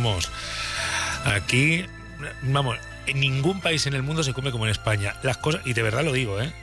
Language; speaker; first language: Spanish; native; Spanish